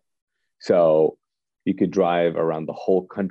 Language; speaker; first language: English; non-native, fluent; Urdu